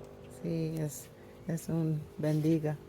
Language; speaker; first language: Spanish; non-native, learner; English